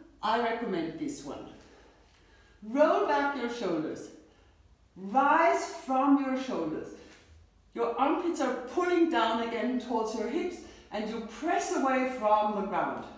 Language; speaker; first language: English; non-native, fluent; German